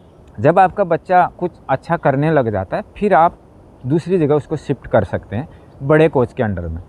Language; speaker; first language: Hindi; native; Hindi